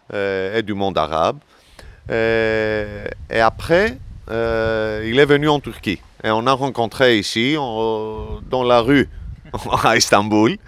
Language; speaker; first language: French; non-native, learner; Greek